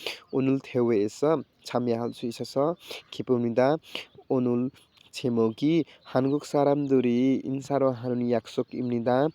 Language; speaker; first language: Korean; non-native, learner; Nepali